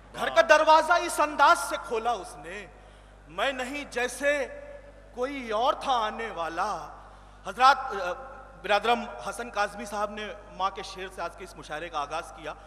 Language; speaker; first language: Urdu; non-native, local second language; Hindi